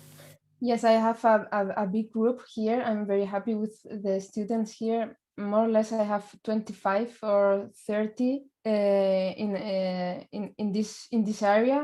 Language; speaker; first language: English; non-native, learner; Spanish